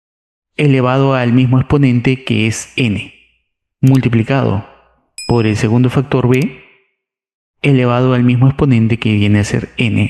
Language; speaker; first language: Spanish; native; Spanish